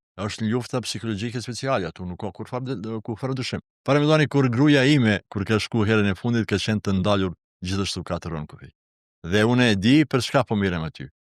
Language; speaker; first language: Albanian; non-native, local second language; Serbian